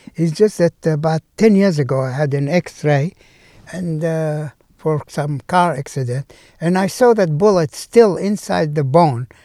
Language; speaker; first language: English; non-native, fluent; Arabic